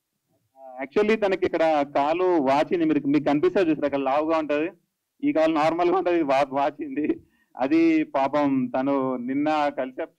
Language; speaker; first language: Telugu; native; Telugu